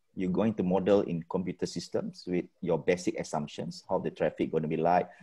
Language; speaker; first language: English; non-native, local second language; Malay